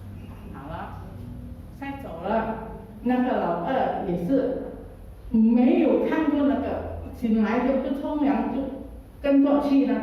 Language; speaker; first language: Chinese; early bilingual, heritage; Chinese